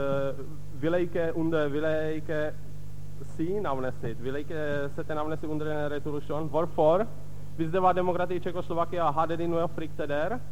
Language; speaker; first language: Norwegian; non-native, fluent; Czech